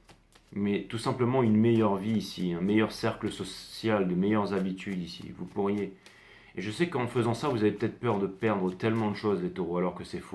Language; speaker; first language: French; native; French